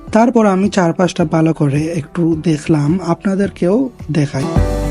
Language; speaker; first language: Bangla; non-native, local second language; Sylheti